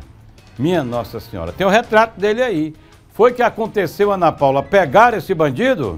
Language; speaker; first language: Portuguese; native; Portuguese